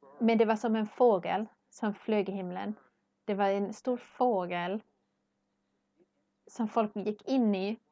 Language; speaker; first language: Swedish; non-native, learner; English